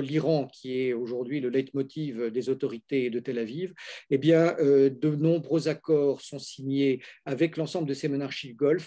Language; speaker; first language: French; native; French